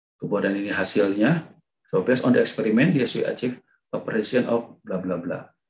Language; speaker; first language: English; non-native, fluent; Indonesian